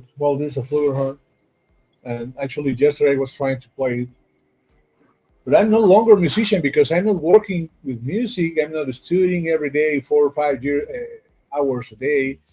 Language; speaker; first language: English; non-native, fluent; Spanish